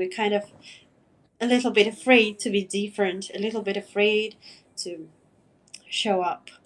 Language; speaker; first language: English; non-native, fluent; Russian